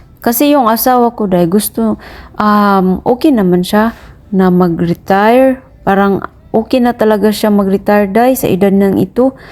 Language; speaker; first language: Filipino; non-native, local second language; Cebuano